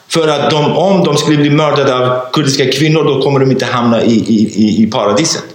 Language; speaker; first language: Swedish; non-native, fluent; Kurdish